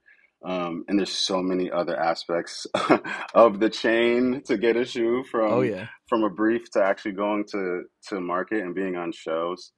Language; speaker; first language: English; native; English